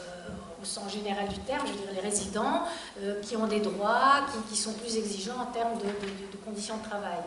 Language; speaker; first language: French; native; French